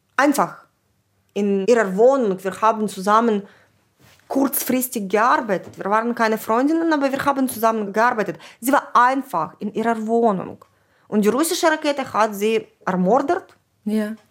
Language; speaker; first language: German; non-native, fluent; Ukrainian